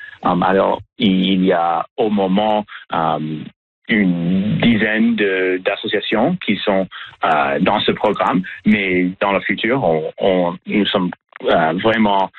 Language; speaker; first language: French; non-native, learner; English